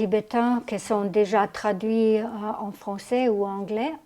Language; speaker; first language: French; non-native, fluent; German